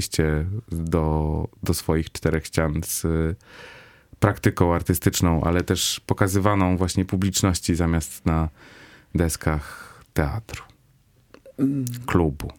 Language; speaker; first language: Polish; native; Polish